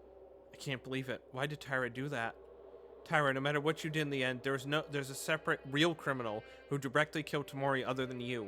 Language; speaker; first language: English; native; English